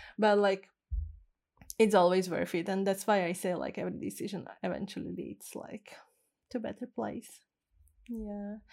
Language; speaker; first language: English; non-native, fluent; Czech